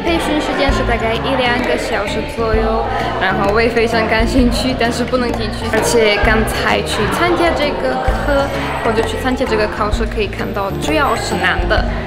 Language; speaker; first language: Chinese; non-native, fluent; Slovak